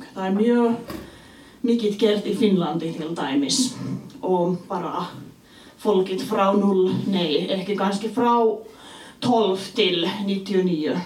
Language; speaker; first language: Icelandic; non-native, learner; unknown